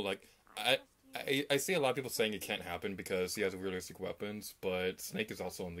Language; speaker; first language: English; native; English